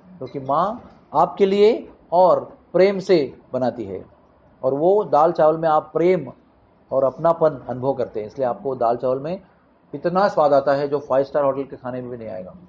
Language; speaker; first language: Hindi; non-native, local second language; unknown